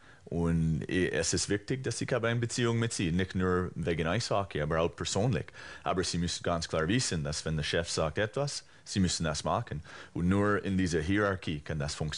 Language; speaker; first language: German; non-native, fluent; English